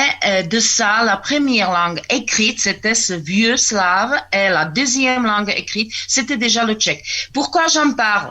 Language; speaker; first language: French; non-native, fluent; Czech